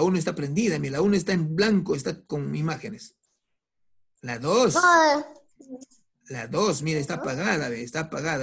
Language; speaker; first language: Spanish; native; Spanish